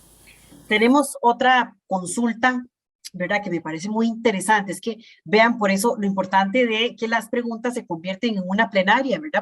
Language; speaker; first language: Spanish; native; Spanish